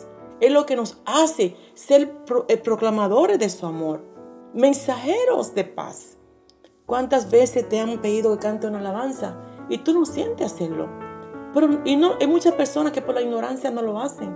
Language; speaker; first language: Spanish; native; Spanish